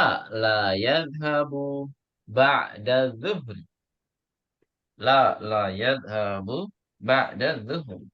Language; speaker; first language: Arabic; non-native, learner; Indonesian